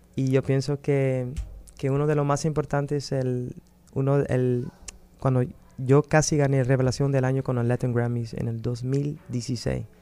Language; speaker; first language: Spanish; early bilingual, other home language; Dutch